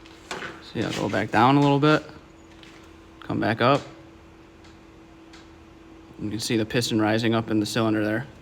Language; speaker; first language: English; native; English